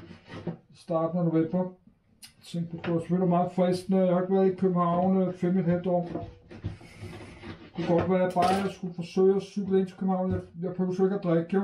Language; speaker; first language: Danish; native; Danish